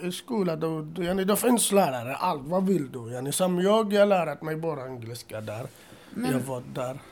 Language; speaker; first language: Swedish; non-native, learner; Assyrian Neo-Aramaic